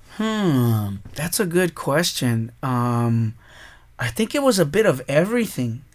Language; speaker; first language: English; early bilingual, other home language; Spanish